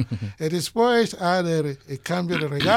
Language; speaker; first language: Spanish; non-native, learner; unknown